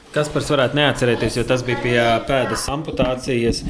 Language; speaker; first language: Latvian; native; Latvian